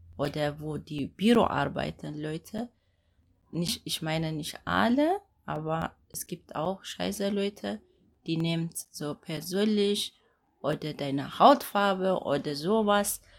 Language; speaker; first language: German; non-native, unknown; Amharic